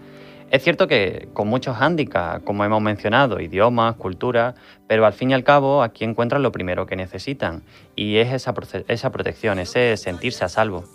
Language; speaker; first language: Spanish; native; Spanish